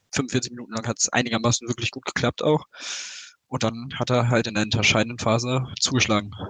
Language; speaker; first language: German; native; German